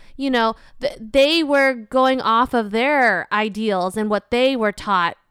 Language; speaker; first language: English; non-native, fluent; Vietnamese